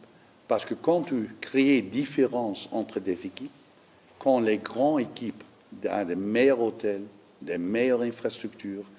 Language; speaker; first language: French; non-native, fluent; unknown